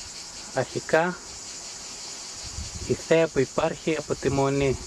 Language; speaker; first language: Greek; native; Greek